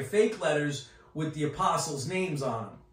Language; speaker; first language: English; native; English